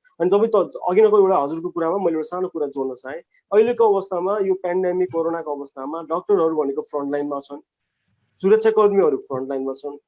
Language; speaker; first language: Nepali; native; Nepali